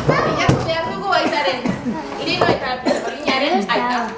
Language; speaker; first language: Basque; non-native, local second language; Spanish